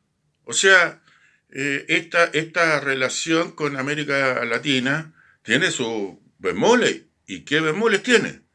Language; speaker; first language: Spanish; native; Spanish